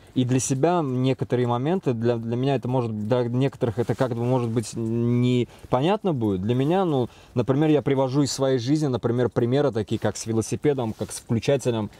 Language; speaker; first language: Russian; native; Russian